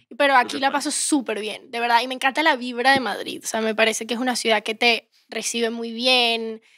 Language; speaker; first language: Spanish; native; Spanish